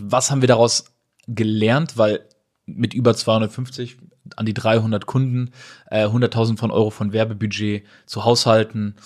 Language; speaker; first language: German; native; German